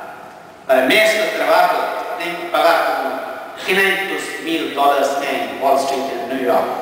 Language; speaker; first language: Spanish; non-native, fluent; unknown